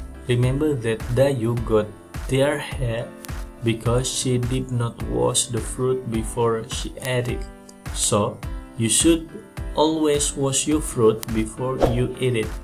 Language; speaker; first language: English; non-native, fluent; Indonesian